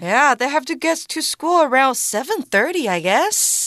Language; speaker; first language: English; non-native, fluent; Chinese